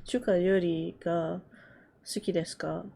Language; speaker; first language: Japanese; non-native, learner; English